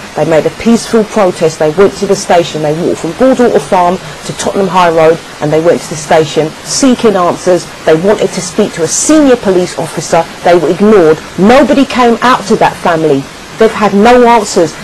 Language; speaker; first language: English; native; English